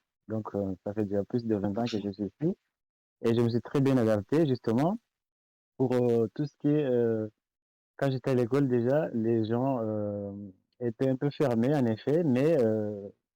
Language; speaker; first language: French; non-native, local second language; Comorian